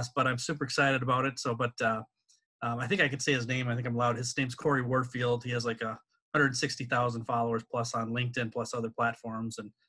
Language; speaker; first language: English; native; English